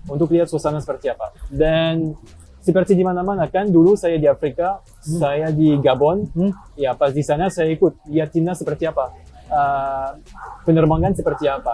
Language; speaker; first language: Indonesian; non-native, fluent; French